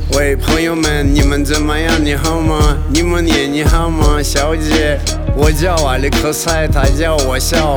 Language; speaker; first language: Chinese; non-native, learner; Russian